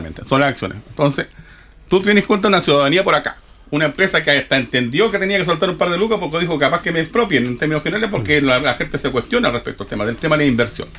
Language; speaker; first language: Spanish; native; Spanish